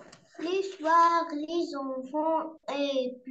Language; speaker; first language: French; non-native, learner; Arabic